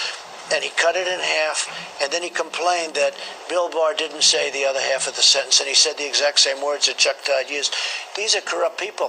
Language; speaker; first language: English; native; English